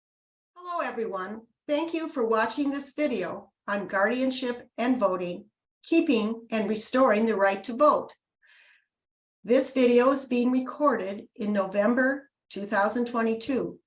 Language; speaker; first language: English; native; English